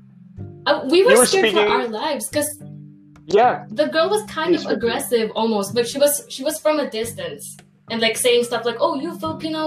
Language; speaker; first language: English; non-native, local second language; Filipino